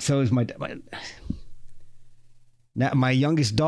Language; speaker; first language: English; native; English